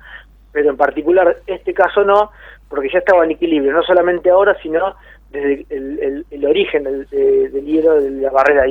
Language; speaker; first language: Spanish; native; Spanish